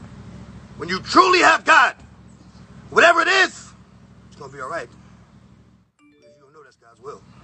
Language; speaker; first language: English; native; English